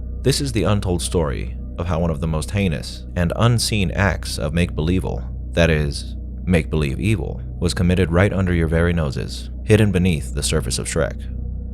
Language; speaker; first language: English; native; English